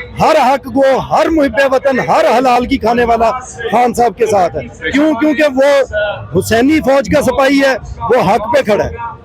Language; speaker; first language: Urdu; native; Urdu